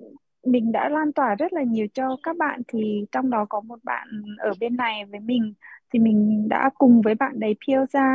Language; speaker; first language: Vietnamese; early bilingual, heritage; Vietnamese